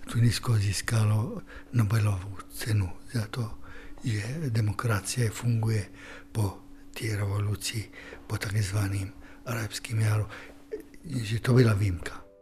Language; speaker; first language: Czech; non-native, fluent; Arabic